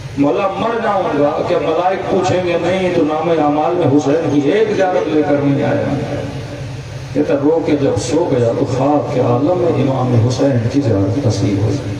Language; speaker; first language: Urdu; non-native, local second language; Sindhi